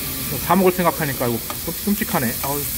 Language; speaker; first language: Korean; native; Korean